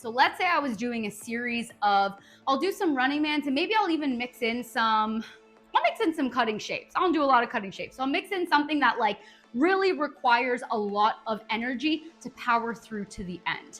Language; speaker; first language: English; native; English